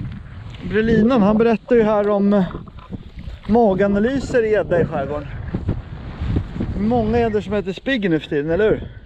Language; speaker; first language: Swedish; native; Swedish